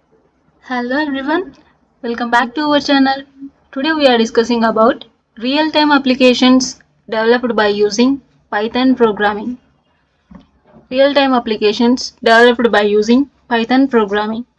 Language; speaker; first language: English; non-native, local second language; Telugu